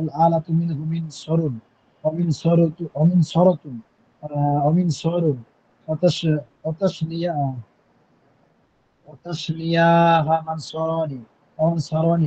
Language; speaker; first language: Arabic; non-native, learner; Bangla